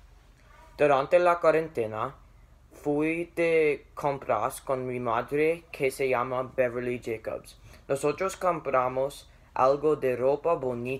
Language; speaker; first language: Spanish; non-native, learner; English